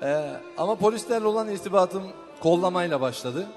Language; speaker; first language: Turkish; native; Turkish